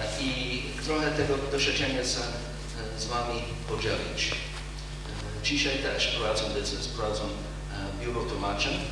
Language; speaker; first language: Polish; non-native, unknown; English